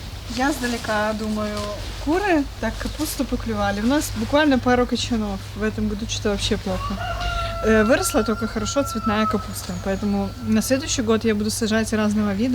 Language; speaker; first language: Russian; native; Russian